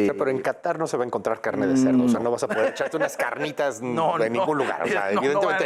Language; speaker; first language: Spanish; native; Spanish